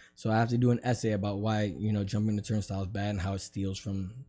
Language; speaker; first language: English; native; English